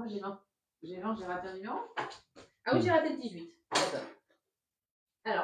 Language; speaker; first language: French; native; French